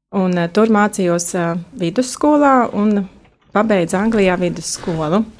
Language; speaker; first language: Latvian; native; Latvian